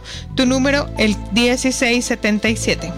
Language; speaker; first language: Spanish; native; Spanish